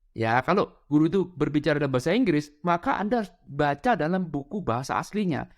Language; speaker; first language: Indonesian; non-native, local second language; Madurese